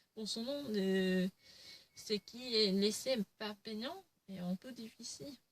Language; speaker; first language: French; non-native, learner; Korean